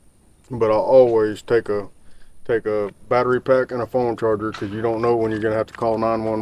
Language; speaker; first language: English; native; English